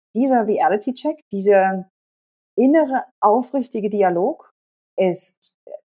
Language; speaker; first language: German; non-native, local second language; Polish